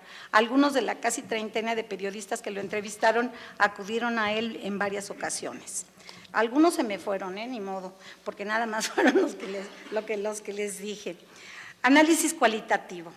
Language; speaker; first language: Spanish; native; Spanish